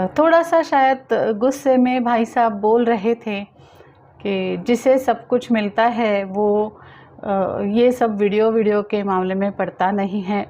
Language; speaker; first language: Hindi; non-native, local second language; Marathi